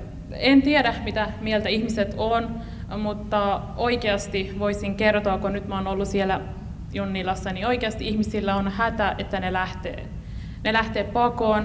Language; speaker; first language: Finnish; non-native, fluent; Persian